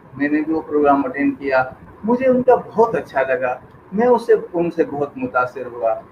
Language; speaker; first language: Urdu; non-native, local second language; Sindhi